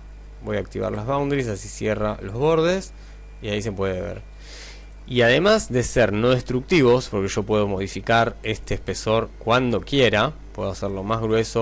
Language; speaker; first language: Spanish; native; Spanish